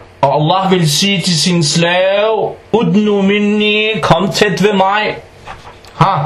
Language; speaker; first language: Danish; non-native, fluent; Arabic